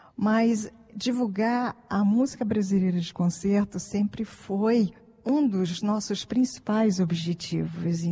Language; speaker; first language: Portuguese; non-native, fluent; Japanese